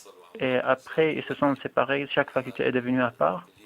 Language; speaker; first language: French; non-native, fluent; Arabic